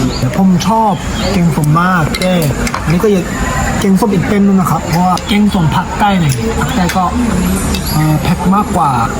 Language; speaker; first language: Thai; non-native, fluent; Korean